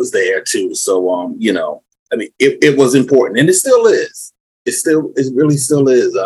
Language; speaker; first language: English; native; English